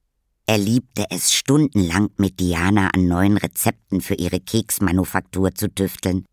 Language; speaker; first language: German; native; German